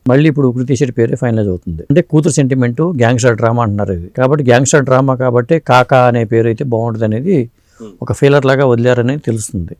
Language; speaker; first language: Telugu; native; Telugu